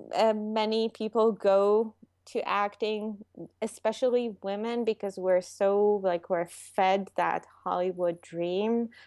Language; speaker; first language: English; non-native, fluent; Hebrew